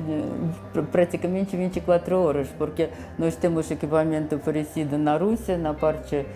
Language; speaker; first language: Portuguese; non-native, fluent; Russian